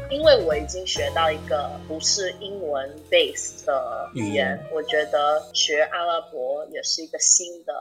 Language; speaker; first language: Chinese; early bilingual, heritage; English